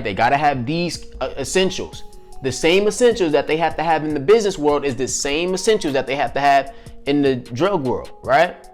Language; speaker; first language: English; native; English